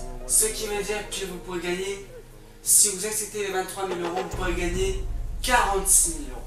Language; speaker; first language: French; native; French